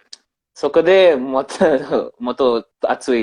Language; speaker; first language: Japanese; non-native, learner; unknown